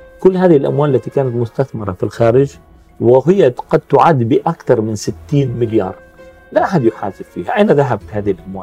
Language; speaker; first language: Arabic; native; Arabic